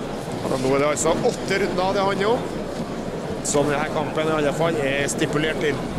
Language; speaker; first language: Norwegian; native; Norwegian